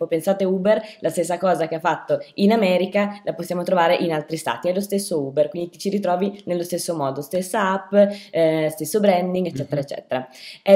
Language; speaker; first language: Italian; native; Italian